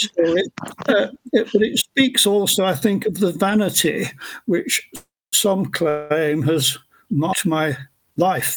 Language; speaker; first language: English; native; English